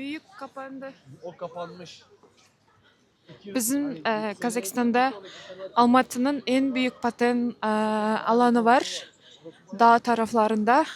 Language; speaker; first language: Turkish; non-native, learner; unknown